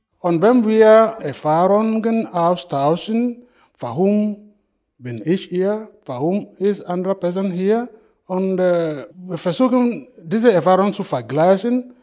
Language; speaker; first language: German; non-native, fluent; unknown